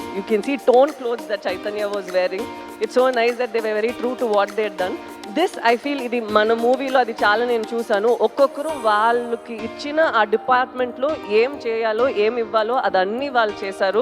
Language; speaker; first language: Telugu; non-native, fluent; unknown